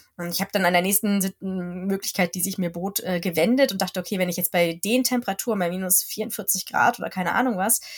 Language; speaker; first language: German; native; German